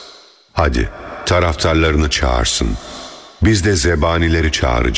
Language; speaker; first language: Turkish; native; Turkish